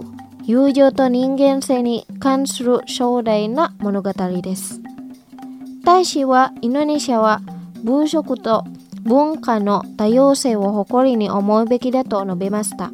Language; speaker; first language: Japanese; non-native, fluent; Indonesian